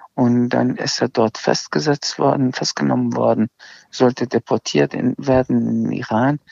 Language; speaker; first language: German; early bilingual, other home language; Azerbaijani